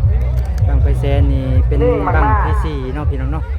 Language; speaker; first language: Thai; non-native, local second language; Lao